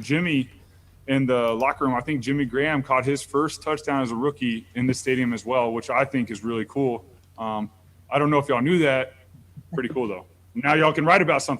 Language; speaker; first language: English; native; English